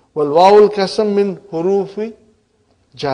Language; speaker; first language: Arabic; non-native, fluent; English